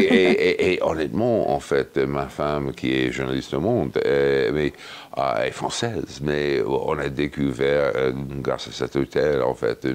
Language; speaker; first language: French; non-native, fluent; English